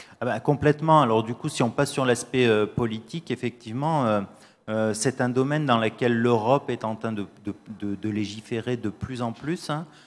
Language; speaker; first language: French; native; French